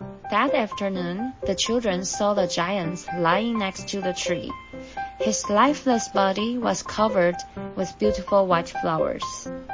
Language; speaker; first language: English; non-native, fluent; Chinese